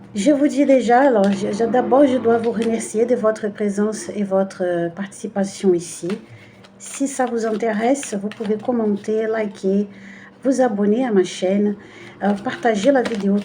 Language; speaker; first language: French; non-native, fluent; Portuguese